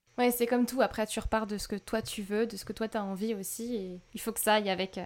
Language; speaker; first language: French; native; French